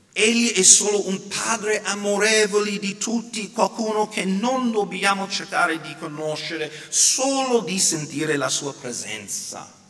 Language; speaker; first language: Italian; non-native, fluent; English